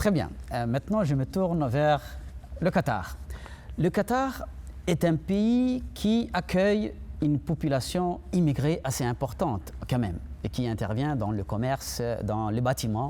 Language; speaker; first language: French; non-native, local second language; Somali